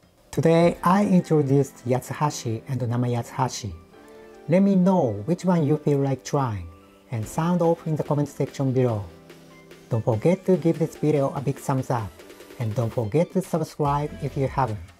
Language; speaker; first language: English; non-native, fluent; Japanese